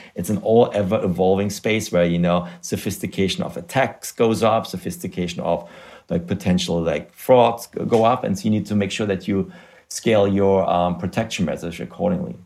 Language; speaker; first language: English; non-native, fluent; German